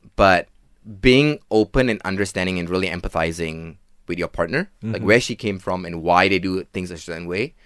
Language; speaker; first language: English; non-native, local second language; Tamil